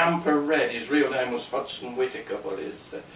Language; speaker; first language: English; native; English